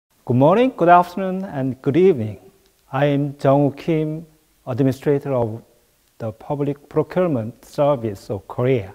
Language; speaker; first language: English; non-native, fluent; Korean